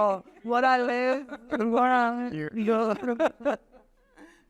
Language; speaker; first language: English; non-native, learner; Spanish